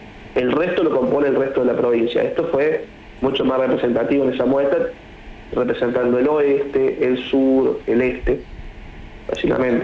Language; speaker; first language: Spanish; native; Spanish